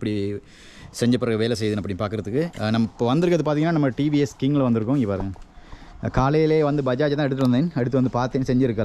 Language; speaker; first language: Tamil; native; Tamil